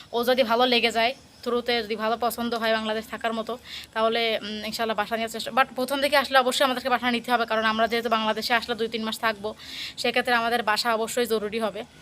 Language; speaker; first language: Bangla; native; Bangla